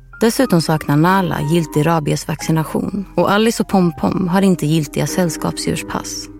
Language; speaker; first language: Swedish; native; Swedish